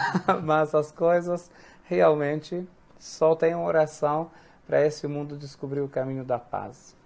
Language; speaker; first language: Portuguese; non-native, fluent; Arabic